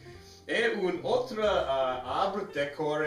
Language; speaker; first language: French; non-native, learner; English